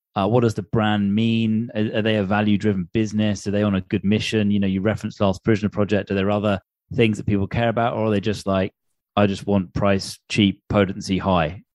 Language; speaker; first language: English; native; English